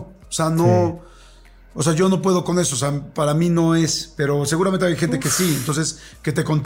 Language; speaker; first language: Spanish; native; Spanish